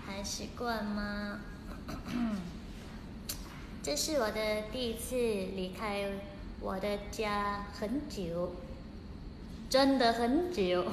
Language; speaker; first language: Chinese; non-native, learner; Thai